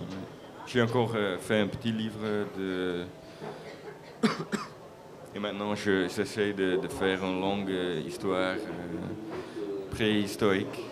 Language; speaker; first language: French; non-native, local second language; Dutch